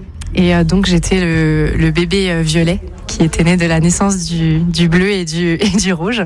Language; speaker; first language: French; native; French